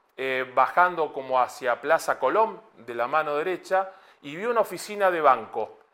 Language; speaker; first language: Spanish; native; Spanish